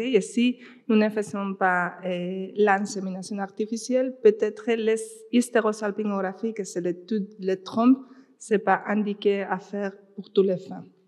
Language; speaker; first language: French; non-native, fluent; Spanish